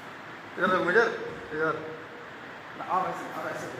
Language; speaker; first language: Hindi; non-native, local second language; Bangla